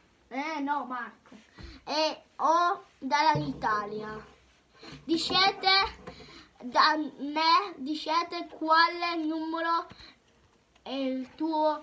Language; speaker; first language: Italian; early bilingual, heritage; Italian